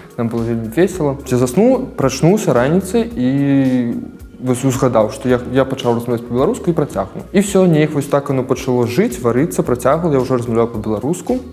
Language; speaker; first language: Belarusian; non-native, local second language; Russian